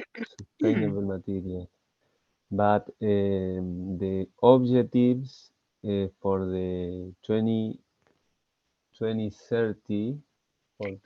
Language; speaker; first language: English; non-native, learner; Spanish